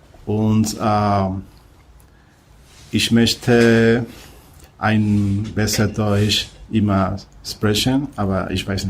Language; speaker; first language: German; non-native, learner; Spanish